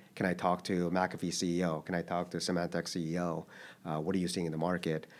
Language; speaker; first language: English; early bilingual, other home language; Korean